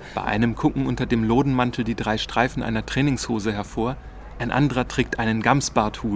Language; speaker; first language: German; native; German